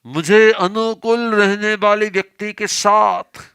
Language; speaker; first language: Hindi; non-native, local second language; Gujarati